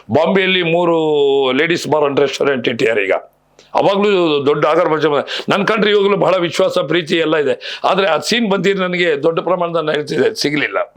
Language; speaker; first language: Kannada; native; Kannada